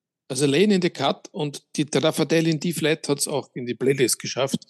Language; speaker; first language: German; native; German